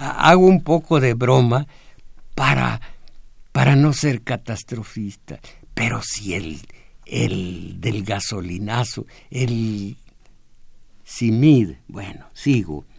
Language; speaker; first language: Spanish; native; Spanish